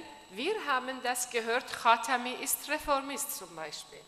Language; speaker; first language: German; non-native, fluent; Persian